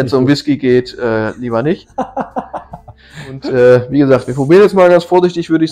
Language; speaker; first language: German; native; German